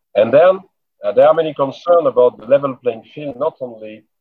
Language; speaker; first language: English; non-native, fluent; French